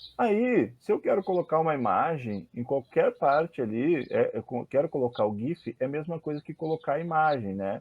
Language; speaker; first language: Portuguese; native; Portuguese